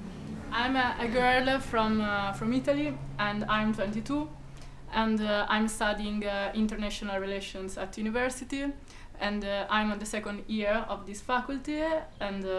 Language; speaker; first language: English; non-native, fluent; Italian